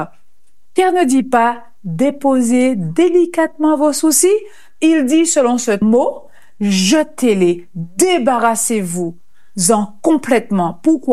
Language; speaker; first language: French; native; French